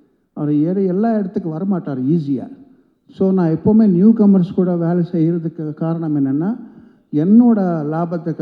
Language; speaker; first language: Tamil; non-native, local second language; Telugu